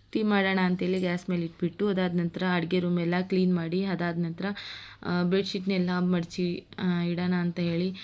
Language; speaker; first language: Kannada; non-native, local second language; Lambadi